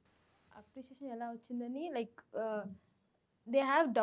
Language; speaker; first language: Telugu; non-native, learner; Tamil